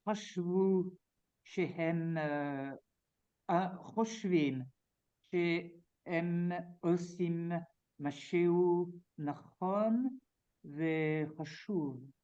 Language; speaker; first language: Hebrew; non-native, learner; French